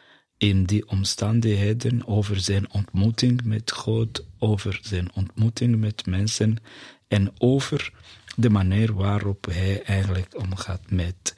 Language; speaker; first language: Dutch; non-native, fluent; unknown